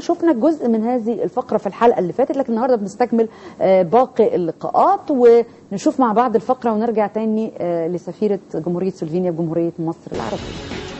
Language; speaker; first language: Arabic; native; Arabic